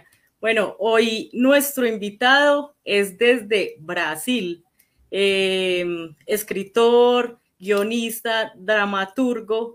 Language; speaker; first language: Spanish; native; Spanish